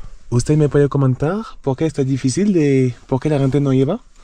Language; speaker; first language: Spanish; non-native, learner; French